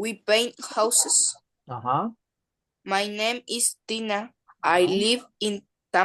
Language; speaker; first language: English; non-native, learner; Spanish